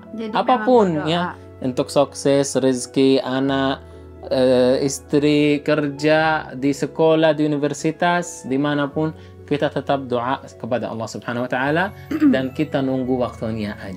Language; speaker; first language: Indonesian; non-native, fluent; Arabic